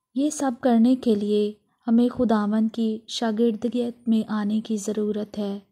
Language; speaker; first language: Urdu; non-native, local second language; Punjabi